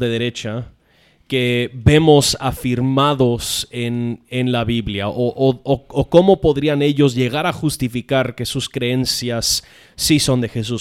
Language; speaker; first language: Spanish; non-native, fluent; English